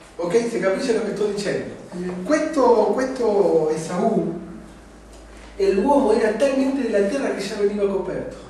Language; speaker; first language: Italian; non-native, fluent; Spanish